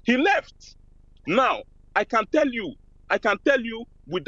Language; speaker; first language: English; non-native, local second language; Igbo